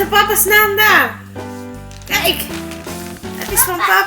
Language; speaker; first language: Dutch; non-native, local second language; Cebuano